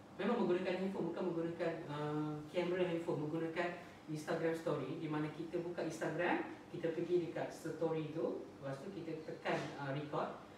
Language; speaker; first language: Malay; native; Malay